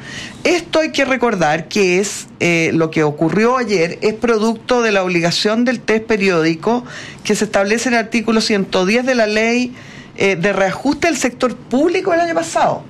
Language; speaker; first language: Spanish; native; Spanish